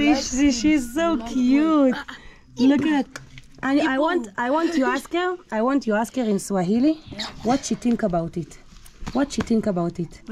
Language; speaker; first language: English; non-native, learner; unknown